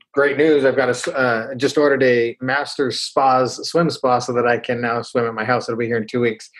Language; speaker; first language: English; native; English